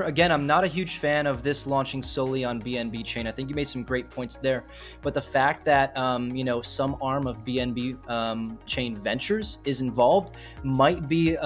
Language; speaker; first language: English; native; English